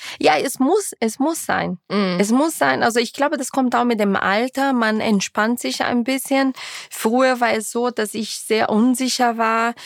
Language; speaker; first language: German; non-native, fluent; Portuguese